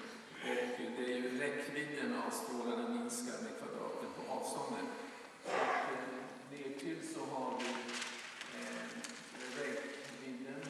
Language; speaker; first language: Swedish; native; Swedish